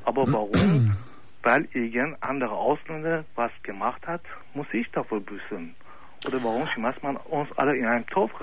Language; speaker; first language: German; non-native, fluent; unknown